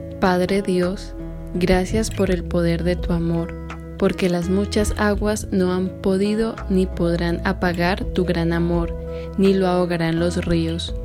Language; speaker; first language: Spanish; native; Spanish